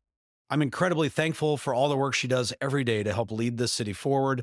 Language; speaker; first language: English; native; English